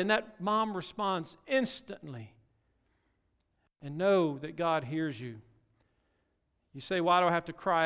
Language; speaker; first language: English; native; English